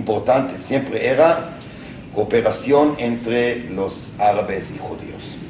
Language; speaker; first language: Spanish; non-native, fluent; Hebrew